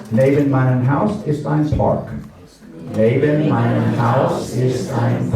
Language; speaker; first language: German; non-native, learner; English